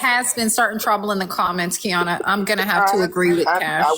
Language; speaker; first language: English; native; English